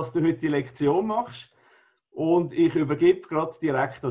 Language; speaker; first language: German; native; German